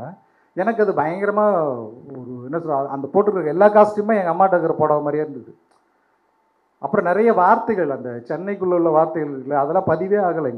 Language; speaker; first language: Tamil; native; Tamil